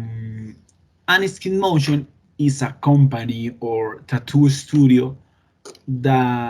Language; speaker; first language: English; non-native, learner; Spanish